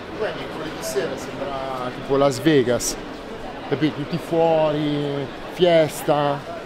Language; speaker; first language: Italian; native; Italian